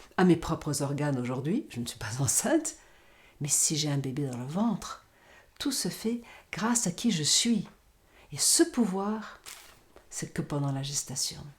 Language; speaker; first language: French; non-native, fluent; Portuguese